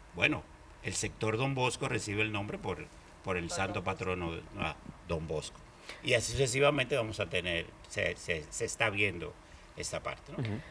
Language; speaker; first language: Spanish; native; Spanish